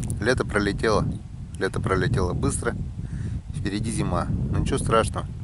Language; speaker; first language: Russian; non-native, local second language; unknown